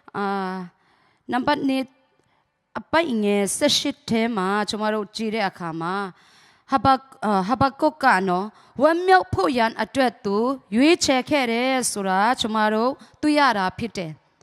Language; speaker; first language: Burmese; non-native, local second language; Tedim Chin